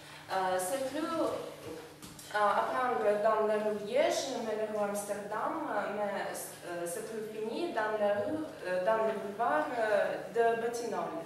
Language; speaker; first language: French; non-native, learner; Russian